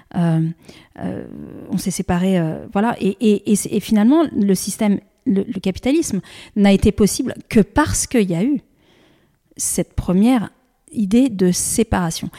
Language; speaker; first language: French; native; French